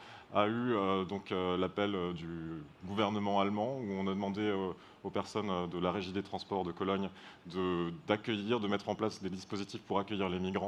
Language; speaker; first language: French; native; French